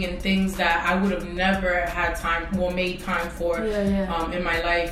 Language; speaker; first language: English; native; English